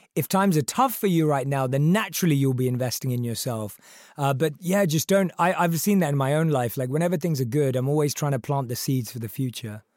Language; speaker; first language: English; early bilingual, other home language; Hindi